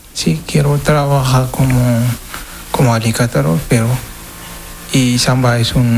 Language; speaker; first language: Spanish; non-native, learner; Wolof